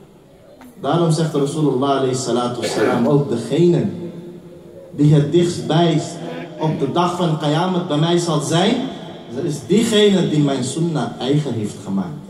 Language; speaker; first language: Dutch; early bilingual, heritage; Urdu